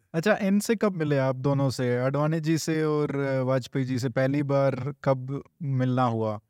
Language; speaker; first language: Hindi; native; Hindi